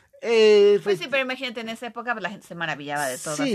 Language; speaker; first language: Spanish; native; Spanish